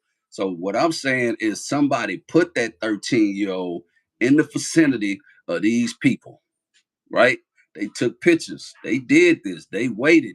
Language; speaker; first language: English; native; English